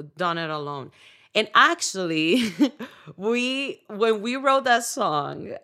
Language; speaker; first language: English; non-native, fluent; Spanish